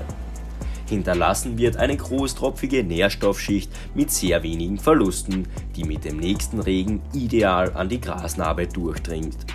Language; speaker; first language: German; native; German